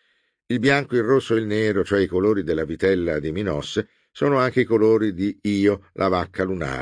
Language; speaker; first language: Italian; native; Italian